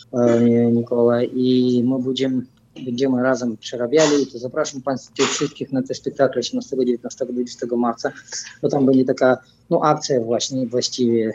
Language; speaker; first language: Polish; non-native, fluent; Russian